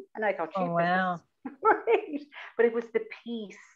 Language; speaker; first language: English; native; English